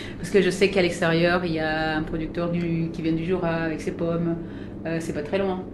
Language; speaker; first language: French; non-native, fluent; Spanish